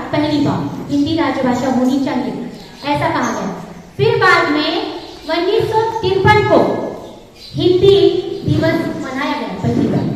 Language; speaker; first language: Hindi; non-native, local second language; Marathi